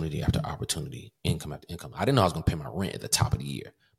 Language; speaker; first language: English; native; English